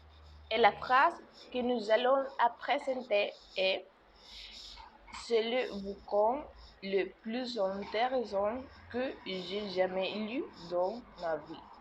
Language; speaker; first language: French; non-native, learner; Spanish